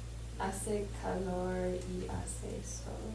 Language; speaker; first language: Spanish; non-native, learner; English